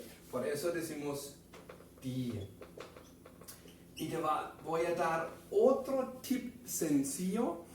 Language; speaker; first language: Spanish; non-native, fluent; German